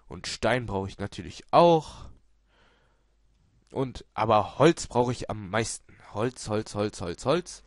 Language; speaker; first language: German; native; German